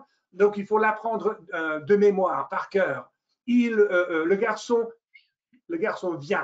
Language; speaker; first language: French; non-native, fluent; English